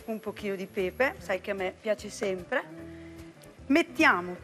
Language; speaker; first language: Italian; native; Italian